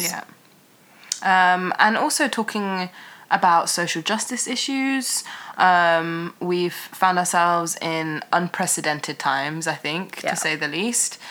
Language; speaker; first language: English; native; English